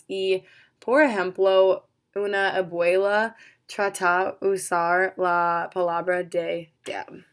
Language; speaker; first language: Spanish; non-native, learner; English